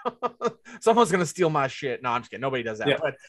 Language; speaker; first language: English; native; English